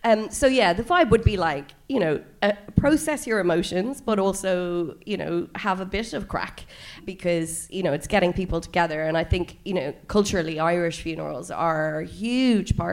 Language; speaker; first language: English; native; English